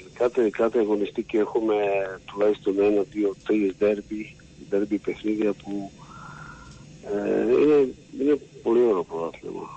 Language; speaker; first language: Greek; non-native, learner; Slovak